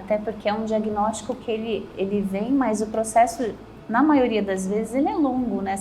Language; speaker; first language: Portuguese; native; Portuguese